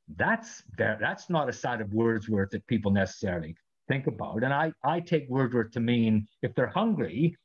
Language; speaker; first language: English; native; English